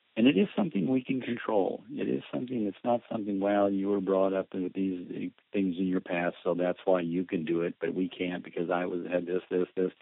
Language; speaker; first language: English; early bilingual, other home language; Spanish